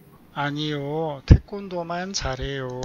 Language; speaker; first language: Korean; native; Korean